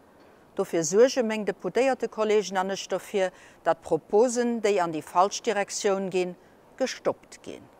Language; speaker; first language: German; non-native, local second language; Luxembourgish